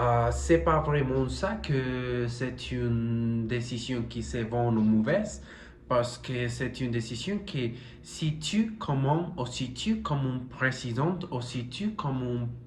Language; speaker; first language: French; non-native, learner; Spanish